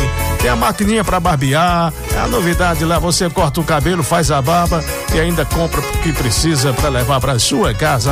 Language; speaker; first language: Portuguese; native; Portuguese